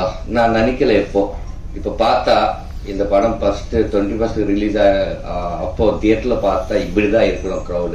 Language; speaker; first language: Tamil; non-native, learner; Telugu